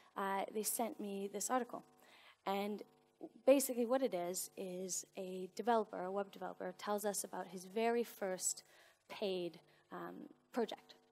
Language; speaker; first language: English; native; English